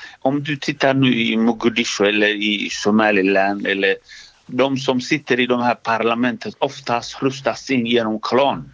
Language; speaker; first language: Swedish; non-native, fluent; Somali